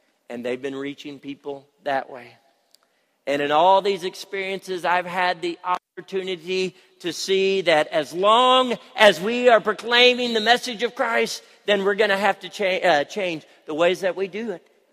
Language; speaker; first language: English; native; English